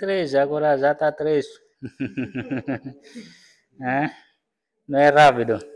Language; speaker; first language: Portuguese; non-native, learner; Vietnamese